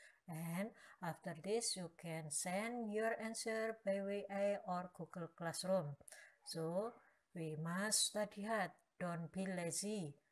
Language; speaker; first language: English; non-native, learner; Indonesian